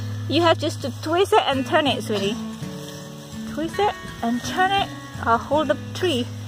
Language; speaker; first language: English; non-native, fluent; Indonesian